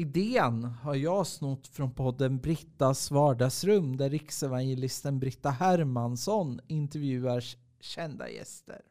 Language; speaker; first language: Swedish; native; Swedish